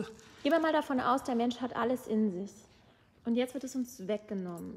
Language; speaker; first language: German; native; German